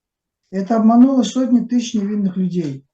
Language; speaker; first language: Russian; native; Russian